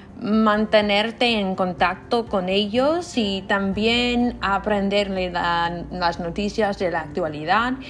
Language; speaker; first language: Spanish; non-native, learner; English